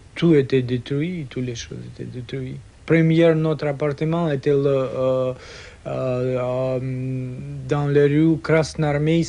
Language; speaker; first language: French; non-native, fluent; Russian